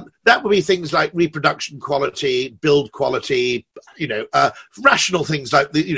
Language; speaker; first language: English; native; English